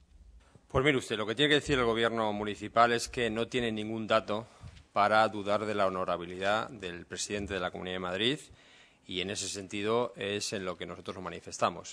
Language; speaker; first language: Spanish; native; Spanish